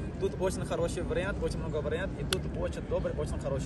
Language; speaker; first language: Russian; non-native, fluent; Urdu